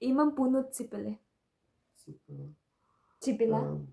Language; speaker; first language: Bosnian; non-native, learner; Filipino